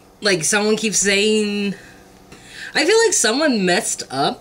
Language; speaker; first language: English; native; English